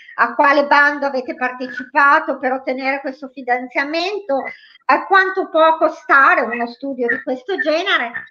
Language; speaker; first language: Italian; native; Italian